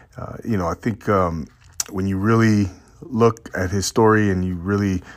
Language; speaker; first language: English; early bilingual, other home language; Spanish